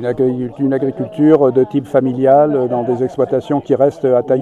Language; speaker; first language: French; native; French